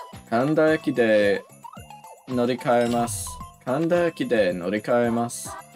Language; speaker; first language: Japanese; non-native, learner; English